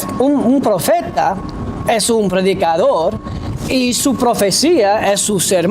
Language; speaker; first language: Spanish; non-native, fluent; English